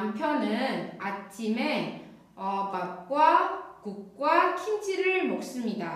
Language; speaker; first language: Korean; non-native, fluent; Indonesian